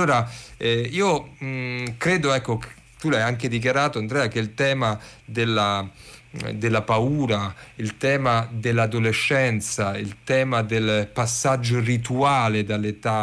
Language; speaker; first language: Italian; native; Italian